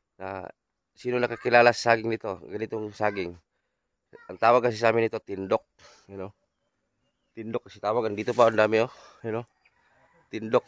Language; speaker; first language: Filipino; non-native, local second language; Cebuano